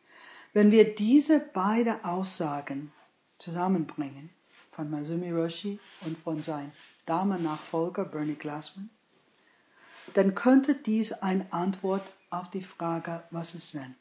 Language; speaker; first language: German; non-native, fluent; English